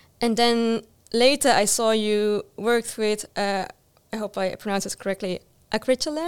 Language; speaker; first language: English; non-native, fluent; Dutch